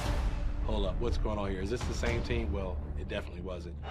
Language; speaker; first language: English; native; English